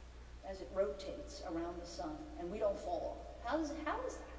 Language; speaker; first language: English; native; English